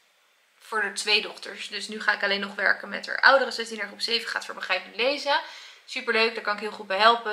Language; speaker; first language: Dutch; native; Dutch